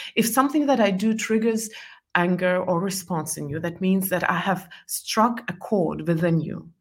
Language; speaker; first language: English; non-native, fluent; Estonian